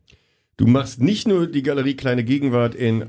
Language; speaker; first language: German; native; German